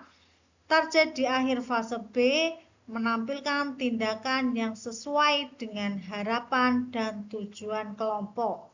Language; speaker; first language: Indonesian; native; Indonesian